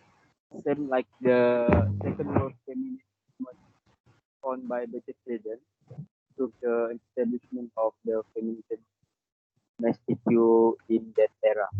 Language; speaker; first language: English; non-native, local second language; Malay